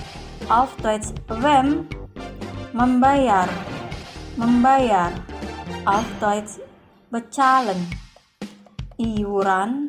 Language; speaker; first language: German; non-native, fluent; Indonesian